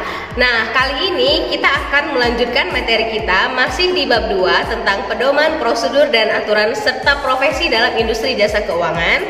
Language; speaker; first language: Indonesian; native; Indonesian